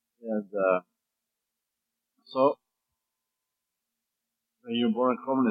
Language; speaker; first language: English; non-native, fluent; Croatian